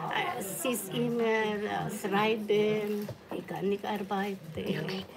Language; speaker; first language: German; non-native, learner; Filipino